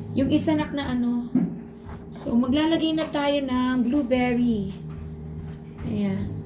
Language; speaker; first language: Filipino; native; Filipino